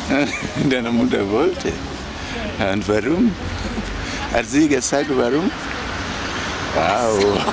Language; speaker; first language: German; non-native, fluent; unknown